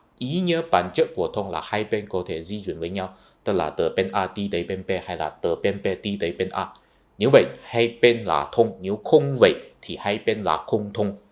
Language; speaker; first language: Vietnamese; non-native, fluent; Chinese